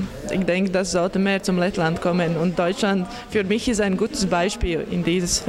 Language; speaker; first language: German; non-native, learner; Latvian